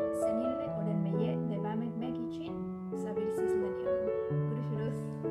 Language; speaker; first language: Turkish; non-native, learner; Korean